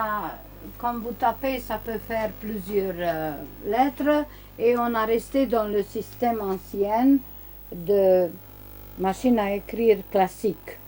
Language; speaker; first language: French; non-native, learner; Romanian